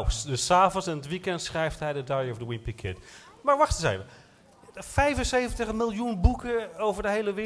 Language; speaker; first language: Dutch; native; Dutch